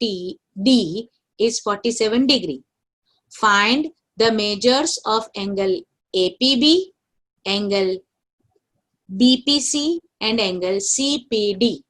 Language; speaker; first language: English; non-native, local second language; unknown